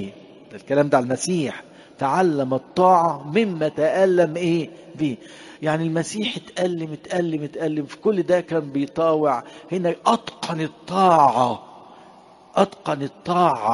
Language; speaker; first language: Arabic; native; Arabic